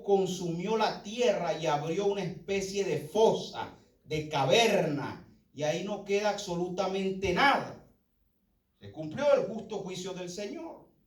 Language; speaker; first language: Spanish; native; Spanish